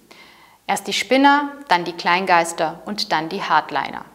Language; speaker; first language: German; native; German